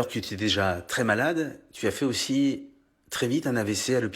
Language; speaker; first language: French; native; French